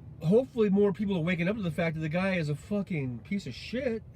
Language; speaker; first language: English; native; English